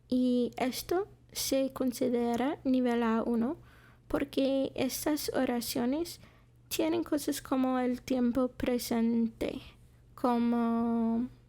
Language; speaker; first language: Spanish; non-native, fluent; English